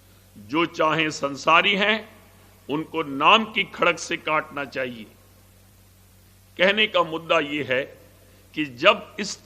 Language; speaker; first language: Hindi; native; Hindi